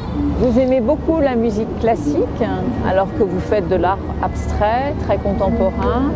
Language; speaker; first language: French; native; French